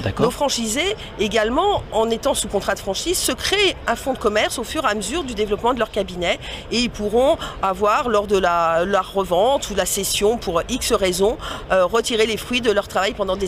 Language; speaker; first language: French; native; French